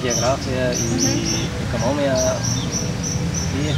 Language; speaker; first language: Spanish; non-native, learner; Uzbek